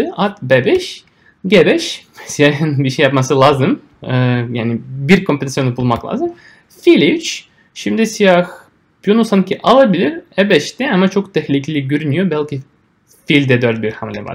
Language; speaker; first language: Turkish; non-native, fluent; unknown